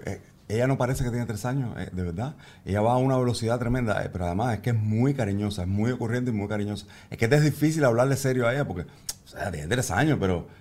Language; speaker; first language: Spanish; native; Spanish